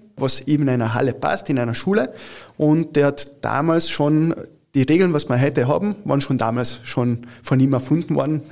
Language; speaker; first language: German; early bilingual, other home language; Italian